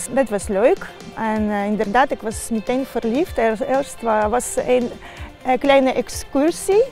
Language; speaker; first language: Dutch; non-native, learner; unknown